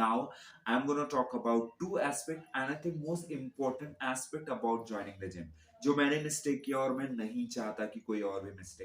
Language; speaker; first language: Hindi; native; Hindi